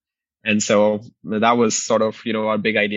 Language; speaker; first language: English; non-native, local second language; Hindi